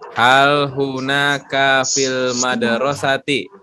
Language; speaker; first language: Arabic; non-native, fluent; Indonesian